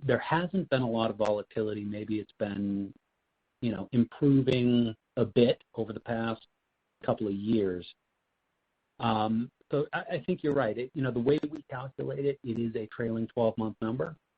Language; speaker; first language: English; native; English